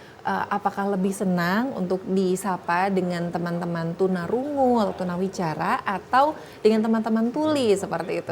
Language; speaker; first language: Indonesian; native; Indonesian